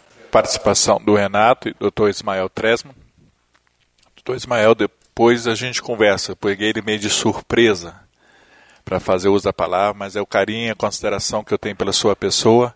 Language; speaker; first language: Portuguese; native; Portuguese